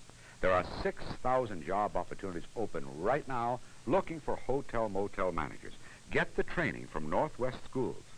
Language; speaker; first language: English; native; English